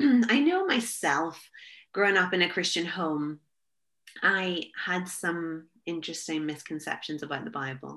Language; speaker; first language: English; native; English